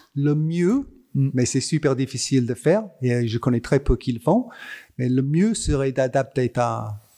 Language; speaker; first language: French; non-native, fluent; English